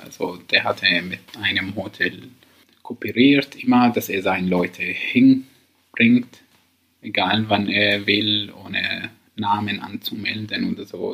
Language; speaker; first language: German; non-native, learner; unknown